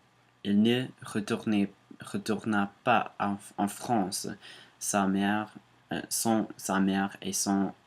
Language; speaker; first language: French; non-native, learner; English